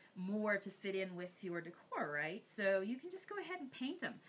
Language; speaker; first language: English; native; English